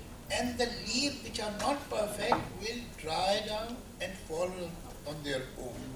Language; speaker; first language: English; non-native, local second language; Urdu